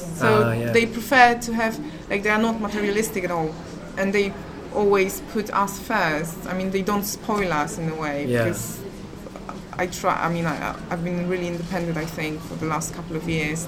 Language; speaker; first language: English; non-native, fluent; Polish